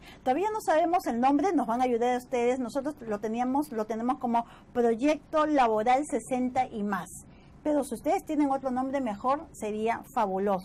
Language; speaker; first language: Spanish; native; Spanish